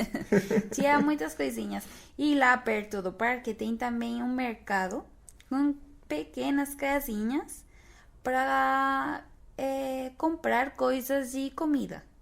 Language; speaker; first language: Portuguese; non-native, fluent; Spanish